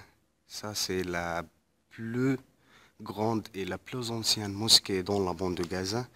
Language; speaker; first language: French; non-native, fluent; Arabic